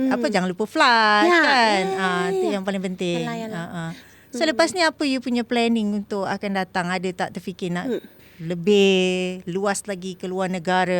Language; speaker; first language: Malay; native; Malay